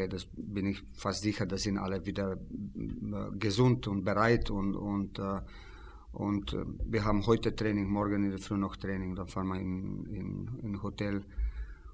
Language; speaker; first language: German; non-native, fluent; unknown